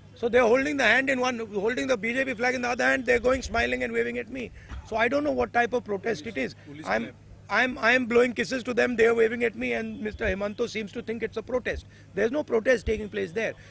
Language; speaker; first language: English; non-native, local second language; Hindi